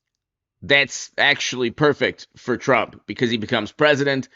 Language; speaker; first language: English; native; English